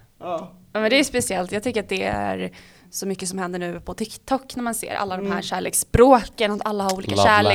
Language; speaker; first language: Swedish; native; Swedish